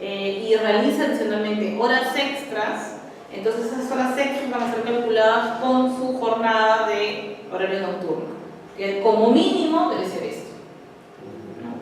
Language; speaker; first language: Spanish; native; Spanish